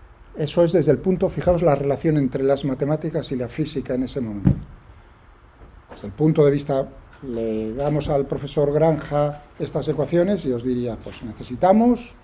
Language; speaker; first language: Spanish; native; Spanish